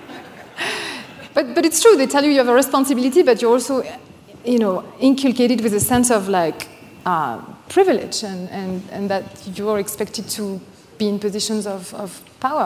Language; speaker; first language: English; non-native, fluent; French